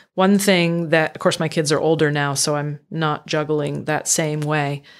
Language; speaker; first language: English; native; English